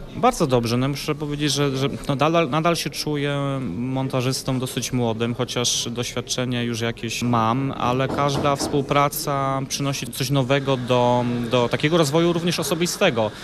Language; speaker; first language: Polish; native; Polish